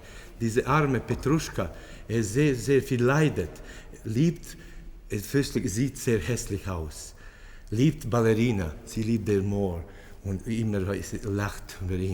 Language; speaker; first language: German; non-native, fluent; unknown